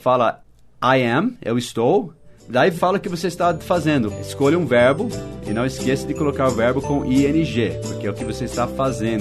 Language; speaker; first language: Portuguese; non-native, fluent; English